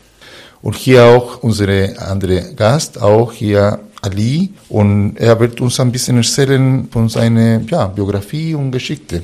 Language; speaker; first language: German; non-native, fluent; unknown